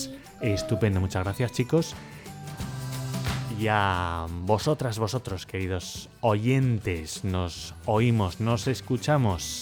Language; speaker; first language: Spanish; native; Spanish